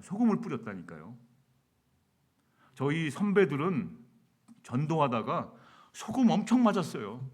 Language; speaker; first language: Korean; native; Korean